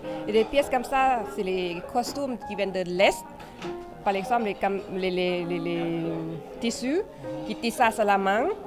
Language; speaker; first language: French; non-native, fluent; Thai